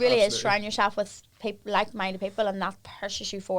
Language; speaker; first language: English; native; English